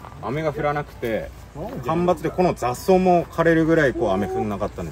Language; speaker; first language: Japanese; native; Japanese